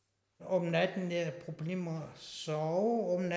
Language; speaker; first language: Danish; non-native, local second language; Kalaallisut